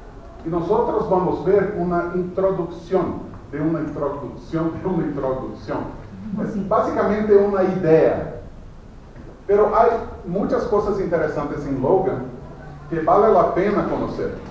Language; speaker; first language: Spanish; non-native, fluent; Portuguese